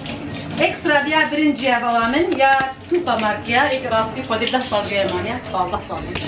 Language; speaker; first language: German; non-native, learner; Kurdish